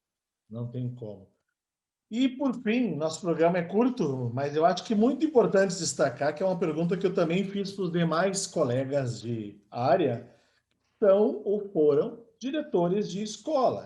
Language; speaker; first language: Portuguese; native; Portuguese